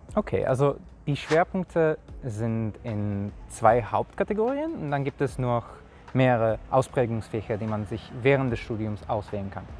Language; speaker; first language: German; non-native, fluent; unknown